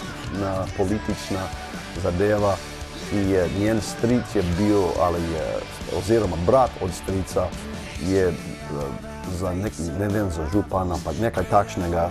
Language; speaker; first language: Slovenian; non-native, learner; English